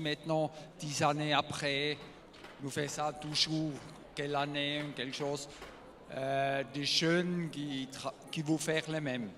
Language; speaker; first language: French; non-native, learner; German